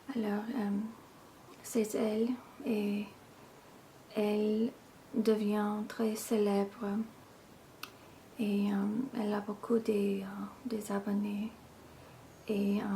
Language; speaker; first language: French; non-native, fluent; English